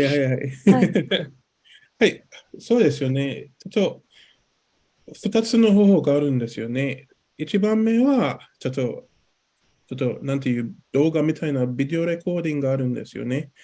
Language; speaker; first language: Japanese; non-native, learner; English